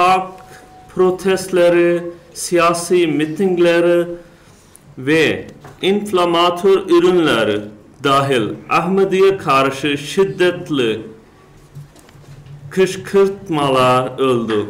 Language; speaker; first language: Turkish; non-native, learner; Urdu